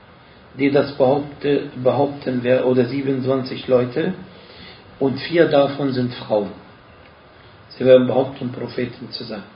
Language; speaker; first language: German; non-native, fluent; Arabic